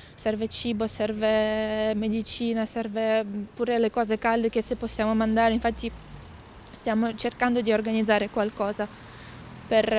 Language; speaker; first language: Italian; non-native, fluent; Ukrainian